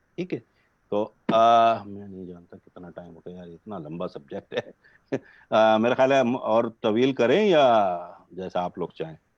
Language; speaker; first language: Urdu; non-native, local second language; Gujarati